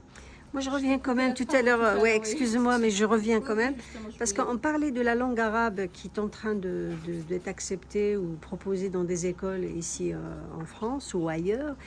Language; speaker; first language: French; non-native, local second language; Kabyle